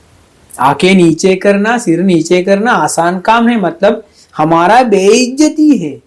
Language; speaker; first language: Hindi; non-native, fluent; Sinhala